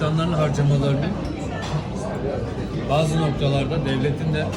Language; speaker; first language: Turkish; native; Turkish